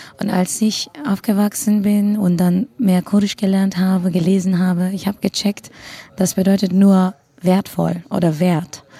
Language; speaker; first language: German; non-native, fluent; Kurdish